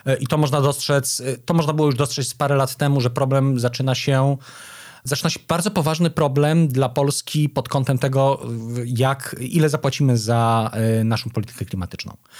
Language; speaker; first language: Polish; native; Polish